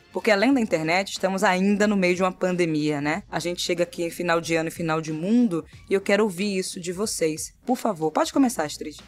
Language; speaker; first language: Portuguese; native; Portuguese